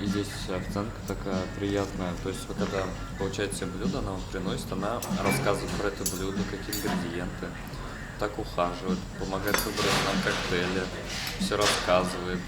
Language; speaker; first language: Russian; native; Russian